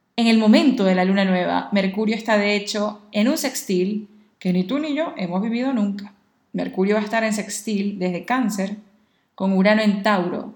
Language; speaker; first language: Spanish; native; Spanish